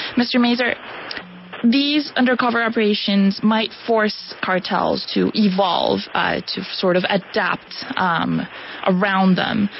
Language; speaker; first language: English; non-native, fluent; Spanish